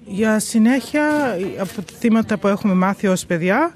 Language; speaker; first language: Greek; early bilingual, heritage; Greek